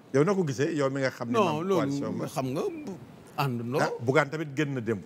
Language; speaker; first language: Wolof; native; Wolof